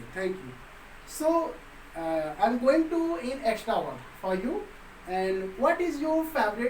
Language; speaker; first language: English; non-native, local second language; Hindi